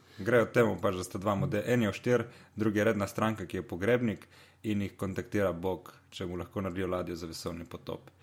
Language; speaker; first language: Slovenian; native; Slovenian